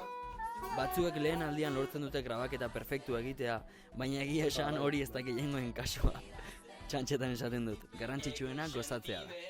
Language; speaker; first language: Basque; native; Basque